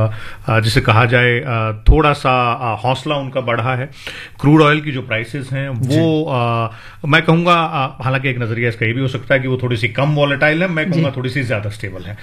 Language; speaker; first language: Hindi; native; Hindi